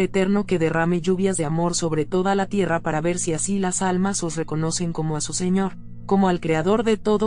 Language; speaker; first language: Spanish; native; Spanish